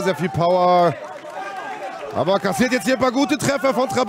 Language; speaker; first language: German; native; German